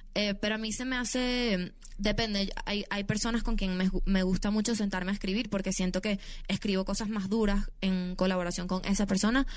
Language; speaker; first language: Spanish; native; Spanish